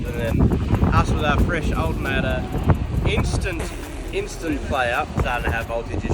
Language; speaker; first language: English; native; English